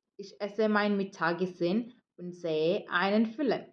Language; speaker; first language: German; non-native, learner; Malayalam